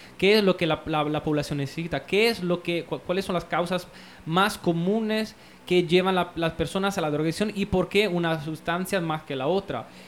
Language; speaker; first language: Spanish; non-native, fluent; Italian